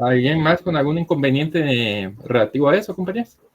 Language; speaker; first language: Spanish; native; Spanish